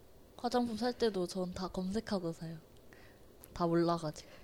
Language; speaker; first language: Korean; non-native, learner; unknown